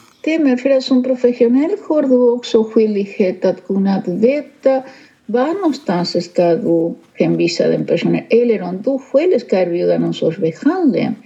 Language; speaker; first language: Swedish; non-native, fluent; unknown